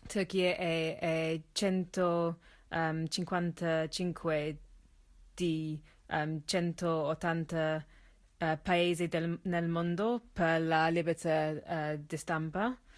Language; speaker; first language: Italian; non-native, learner; English